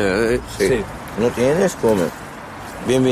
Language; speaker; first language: Spanish; non-native, learner; Arabic